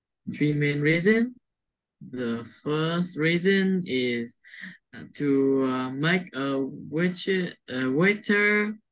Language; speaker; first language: English; non-native, learner; Vietnamese